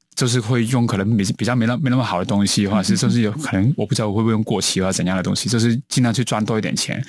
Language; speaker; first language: Chinese; non-native, local second language; Cantonese